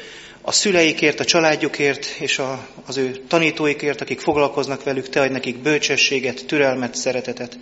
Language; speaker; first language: Hungarian; native; Hungarian